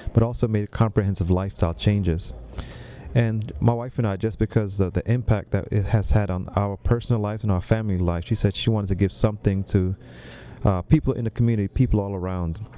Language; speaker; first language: English; native; English